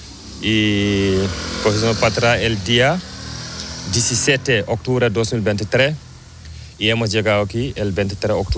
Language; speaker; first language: Spanish; non-native, learner; Fula